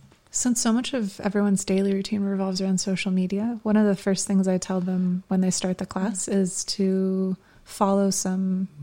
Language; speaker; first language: English; native; English